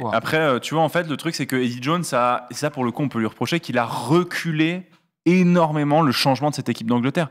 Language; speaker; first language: French; native; French